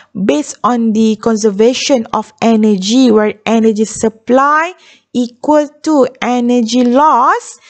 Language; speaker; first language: English; non-native, local second language; Malay